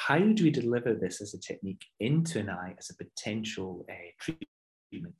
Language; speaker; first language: English; native; English